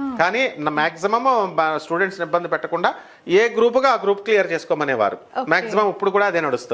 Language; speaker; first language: Telugu; native; Telugu